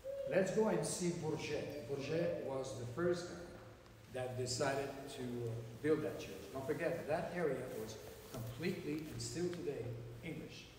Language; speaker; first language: English; non-native, fluent; French